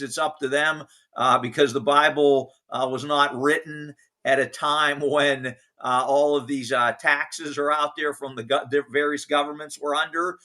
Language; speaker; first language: English; native; English